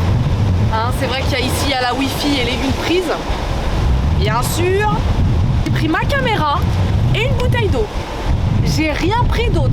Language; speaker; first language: French; native; French